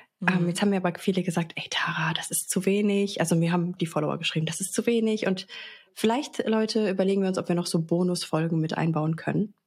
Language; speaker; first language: German; early bilingual, other home language; Arabic